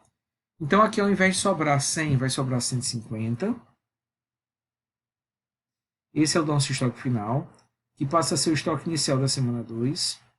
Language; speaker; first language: Portuguese; native; Portuguese